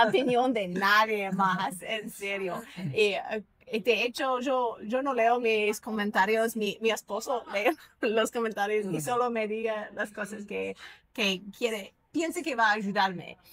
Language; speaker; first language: Spanish; non-native, fluent; English